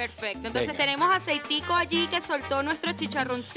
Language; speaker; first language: Spanish; native; Spanish